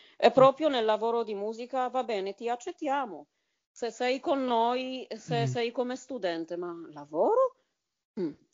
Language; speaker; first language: Italian; non-native, fluent; Polish